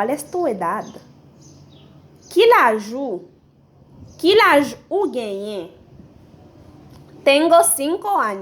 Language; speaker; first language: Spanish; non-native, learner; Haitian Creole